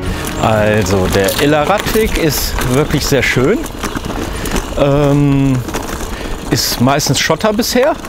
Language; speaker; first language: German; native; German